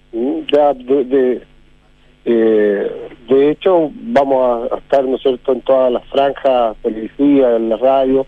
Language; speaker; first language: Spanish; native; Spanish